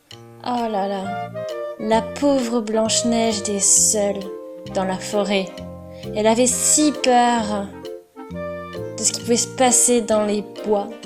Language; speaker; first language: French; non-native, fluent; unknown